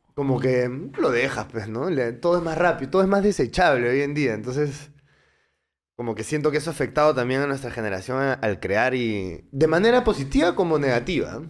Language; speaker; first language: Spanish; native; Spanish